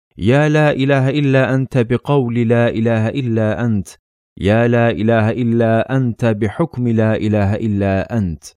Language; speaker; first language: Arabic; non-native, fluent; Turkish